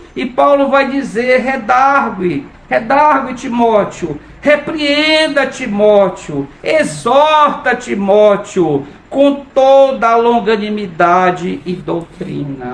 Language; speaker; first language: Portuguese; native; Portuguese